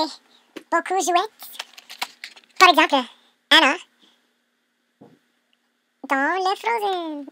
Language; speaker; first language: French; non-native, learner; English